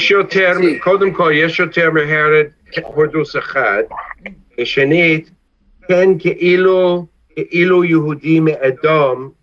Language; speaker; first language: Hebrew; non-native, fluent; English